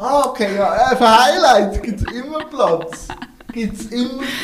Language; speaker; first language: German; native; German